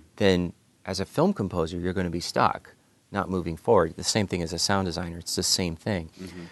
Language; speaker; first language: English; native; English